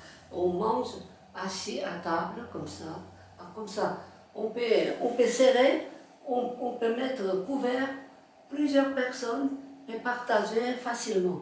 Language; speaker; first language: French; non-native, fluent; Korean